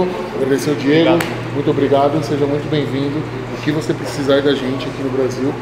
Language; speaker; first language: Portuguese; native; Portuguese